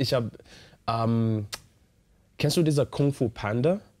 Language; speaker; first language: German; non-native, learner; English